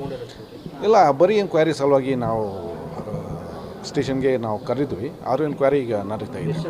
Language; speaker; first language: Kannada; non-native, fluent; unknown